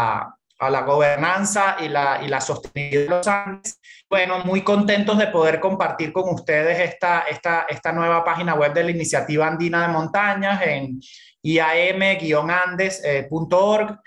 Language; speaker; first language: Spanish; native; Spanish